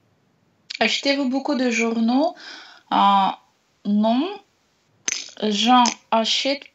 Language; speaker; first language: French; non-native, learner; Russian